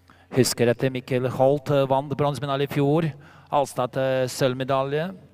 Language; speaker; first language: Norwegian; non-native, learner; Latvian